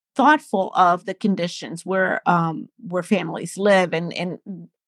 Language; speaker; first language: English; non-native, fluent; Spanish